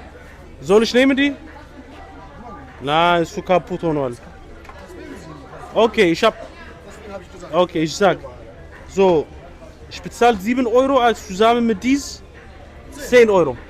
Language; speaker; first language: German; non-native, learner; Amharic